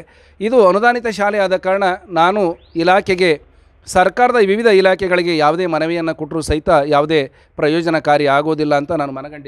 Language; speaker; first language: Kannada; native; Kannada